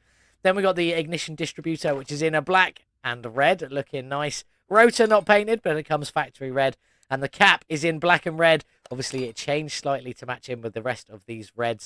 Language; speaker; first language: English; native; English